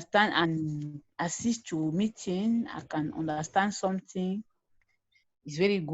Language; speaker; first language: English; non-native, learner; French